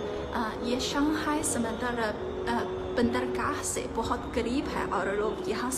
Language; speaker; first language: Hindi; non-native, fluent; Chinese